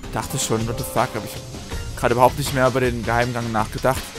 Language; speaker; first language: German; native; German